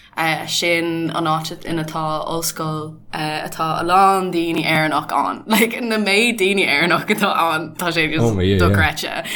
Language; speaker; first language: Irish; non-native, local second language; English